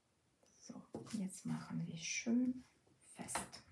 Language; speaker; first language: German; non-native, fluent; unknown